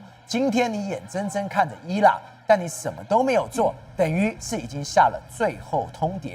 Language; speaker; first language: Chinese; native; Chinese